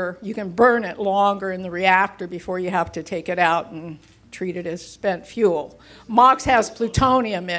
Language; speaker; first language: English; native; English